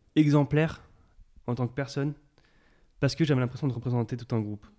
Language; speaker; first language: French; native; French